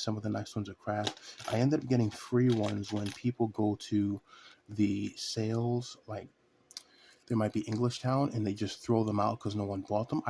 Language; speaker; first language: English; native; English